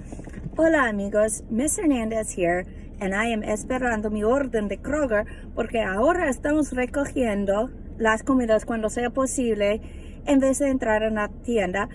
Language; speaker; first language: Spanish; non-native, fluent; English